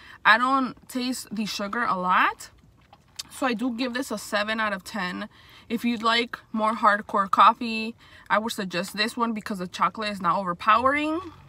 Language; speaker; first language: English; early bilingual, other home language; Spanish